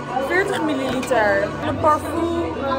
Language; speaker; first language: Dutch; native; Dutch